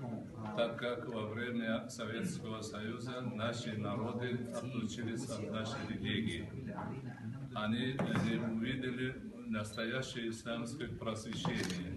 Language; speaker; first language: Russian; non-native, local second language; Uzbek